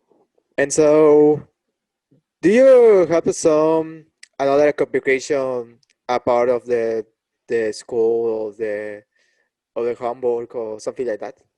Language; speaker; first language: English; non-native, learner; Spanish